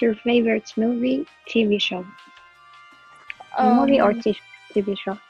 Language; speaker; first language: English; non-native, learner; Arabic